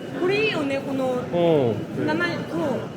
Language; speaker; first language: Japanese; non-native, learner; Korean